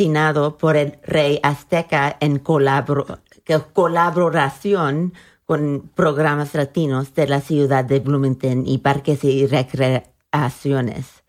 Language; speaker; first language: Spanish; early bilingual, heritage; Spanish